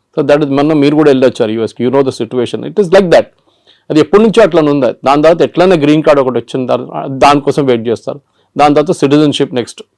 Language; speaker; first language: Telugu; non-native, local second language; Malayalam